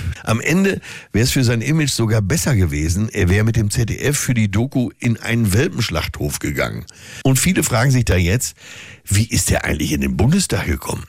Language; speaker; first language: German; native; German